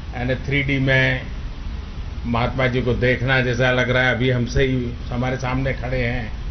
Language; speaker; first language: Hindi; non-native, local second language; Gujarati